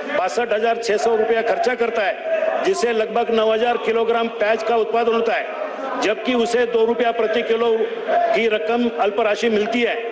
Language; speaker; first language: Hindi; non-native, local second language; Marathi